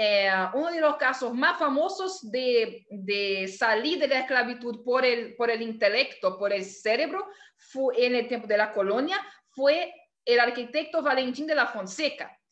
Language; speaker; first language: Spanish; non-native, fluent; Portuguese